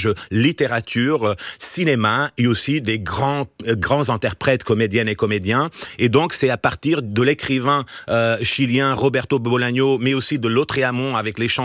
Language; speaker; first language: French; non-native, fluent; Portuguese